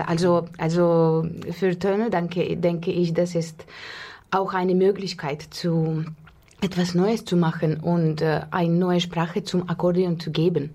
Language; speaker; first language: German; non-native, learner; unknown